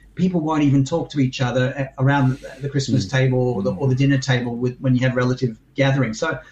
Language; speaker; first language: English; native; English